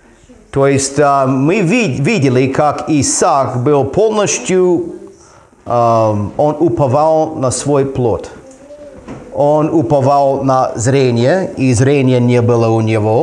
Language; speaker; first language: Russian; non-native, fluent; English